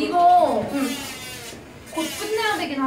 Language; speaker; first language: Korean; native; Korean